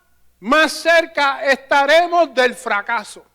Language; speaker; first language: Spanish; native; Spanish